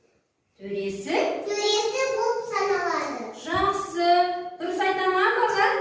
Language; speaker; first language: Kazakh; native; Kazakh